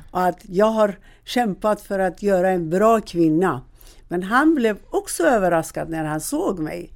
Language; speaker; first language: Swedish; non-native, fluent; Persian